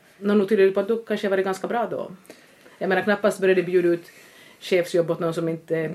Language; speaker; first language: Swedish; native; Swedish